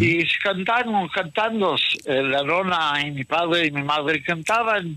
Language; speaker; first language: Spanish; early bilingual, heritage; Ladino